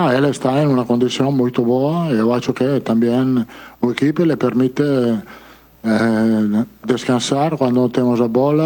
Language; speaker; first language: Portuguese; non-native, fluent; Italian